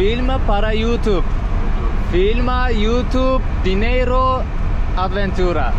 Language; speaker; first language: Portuguese; non-native, learner; Turkish